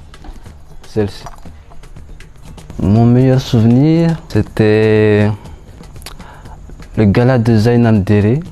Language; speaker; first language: French; non-native, local second language; Malagasy